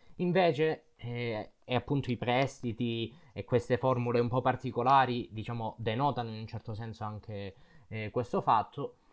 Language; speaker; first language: Italian; native; Italian